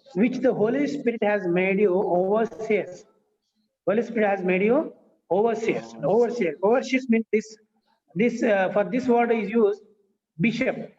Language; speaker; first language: English; non-native, local second language; Telugu